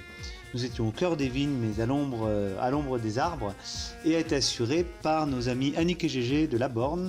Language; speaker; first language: French; native; French